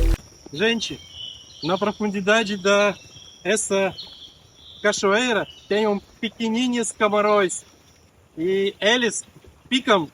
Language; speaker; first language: Portuguese; non-native, learner; Russian